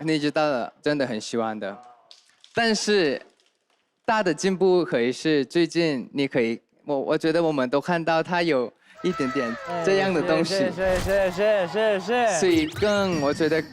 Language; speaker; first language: Chinese; non-native, learner; English